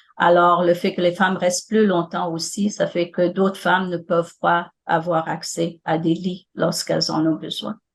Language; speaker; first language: French; non-native, local second language; Morisyen